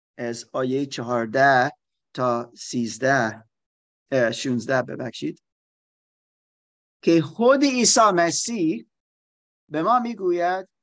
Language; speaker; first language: Persian; non-native, learner; German